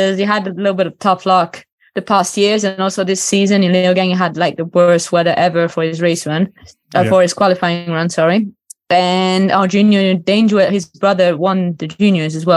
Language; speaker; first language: English; non-native, fluent; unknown